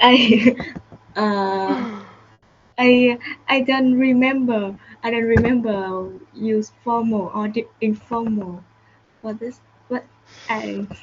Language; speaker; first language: English; non-native, learner; Vietnamese